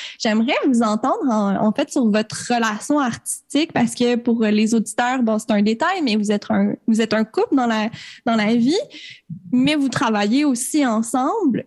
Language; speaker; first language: French; native; French